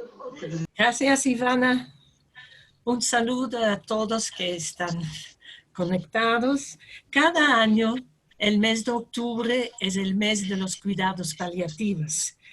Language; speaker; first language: Spanish; non-native, fluent; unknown